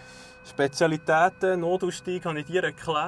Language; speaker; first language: German; native; German